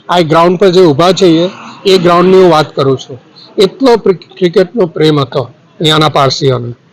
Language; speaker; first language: Gujarati; native; Gujarati